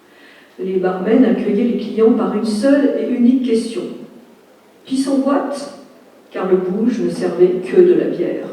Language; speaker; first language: French; native; French